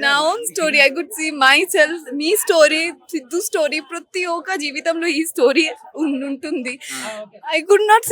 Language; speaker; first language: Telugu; non-native, learner; Hindi